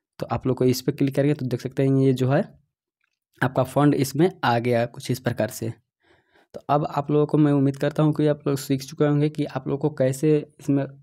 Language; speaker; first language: Hindi; native; Hindi